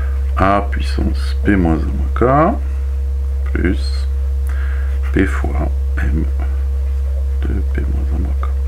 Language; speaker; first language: French; native; French